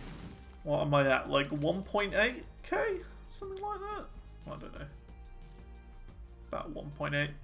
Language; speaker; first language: English; native; English